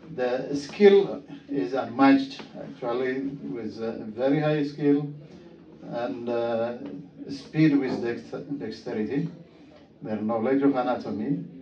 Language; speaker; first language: English; non-native, fluent; Amharic